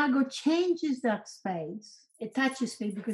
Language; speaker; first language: English; non-native, fluent; Polish